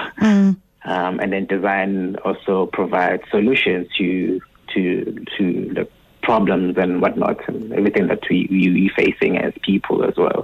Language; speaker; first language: English; non-native, local second language; Zulu